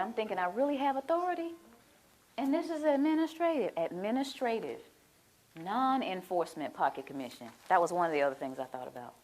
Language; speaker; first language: English; native; English